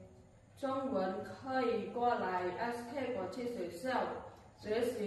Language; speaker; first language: Chinese; non-native, learner; Khmer